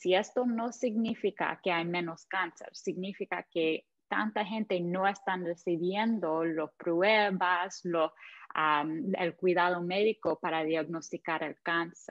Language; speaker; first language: Spanish; non-native, fluent; English